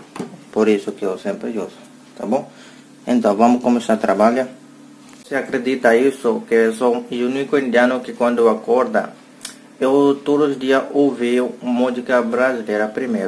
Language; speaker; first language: Portuguese; non-native, learner; Hindi